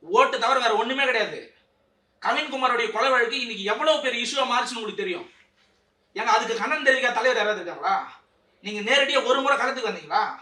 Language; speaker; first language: Tamil; native; Tamil